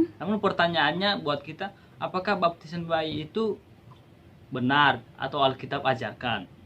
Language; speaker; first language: Indonesian; non-native, local second language; Nias